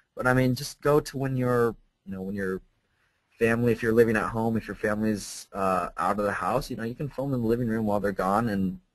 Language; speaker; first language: English; native; English